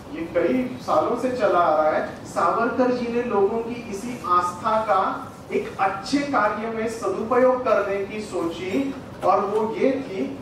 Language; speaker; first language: Hindi; non-native, local second language; Marathi